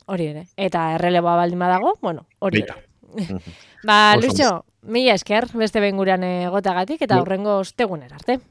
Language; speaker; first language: Basque; native; Basque